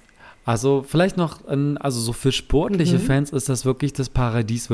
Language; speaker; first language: German; native; German